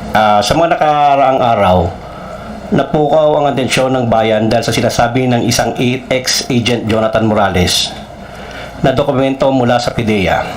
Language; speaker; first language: Filipino; non-native, local second language; Cebuano